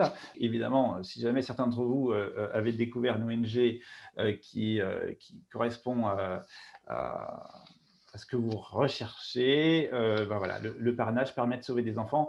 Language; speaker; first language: French; native; French